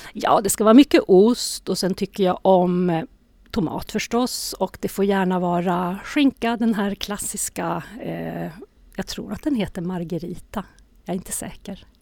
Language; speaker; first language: Swedish; native; Swedish